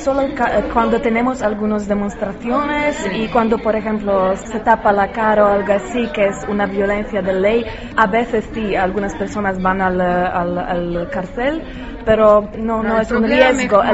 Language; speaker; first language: Spanish; non-native, learner; Polish